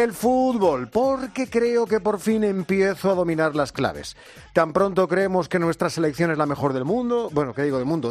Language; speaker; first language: Spanish; native; Spanish